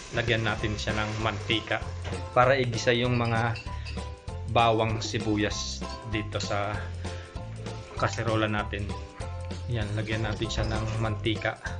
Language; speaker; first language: Filipino; non-native, local second language; Pampanga